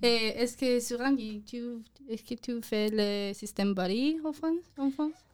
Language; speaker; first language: French; non-native, learner; English